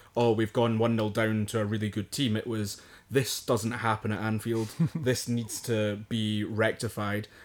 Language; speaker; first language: English; native; English